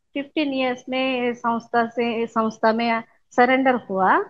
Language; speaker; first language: Hindi; non-native, local second language; Telugu